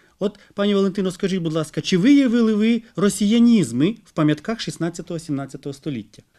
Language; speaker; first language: Ukrainian; native; Ukrainian